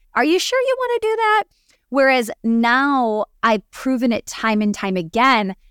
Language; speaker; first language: English; native; English